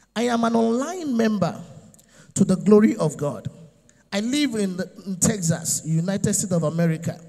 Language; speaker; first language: English; non-native, local second language; Yoruba